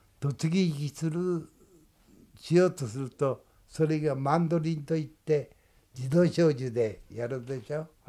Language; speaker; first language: Japanese; native; Japanese